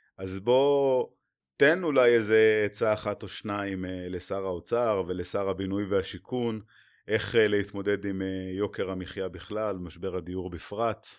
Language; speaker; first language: Hebrew; native; Hebrew